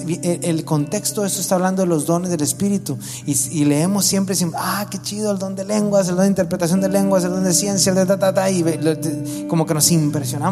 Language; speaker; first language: Spanish; native; Spanish